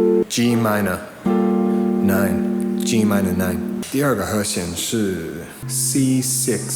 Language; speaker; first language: Chinese; non-native, fluent; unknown